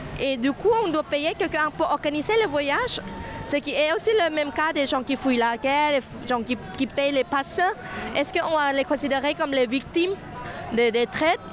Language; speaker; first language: French; non-native, fluent; Thai